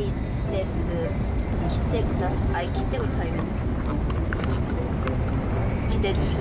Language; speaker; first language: Japanese; non-native, learner; Korean